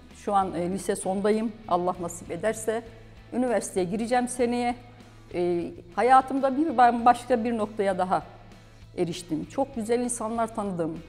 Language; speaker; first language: Turkish; native; Turkish